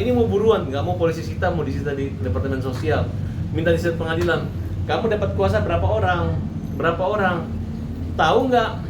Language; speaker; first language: Indonesian; native; Indonesian